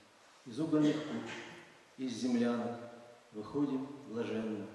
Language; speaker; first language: Russian; native; Russian